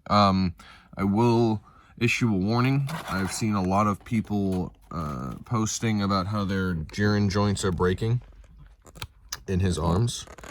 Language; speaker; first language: English; native; English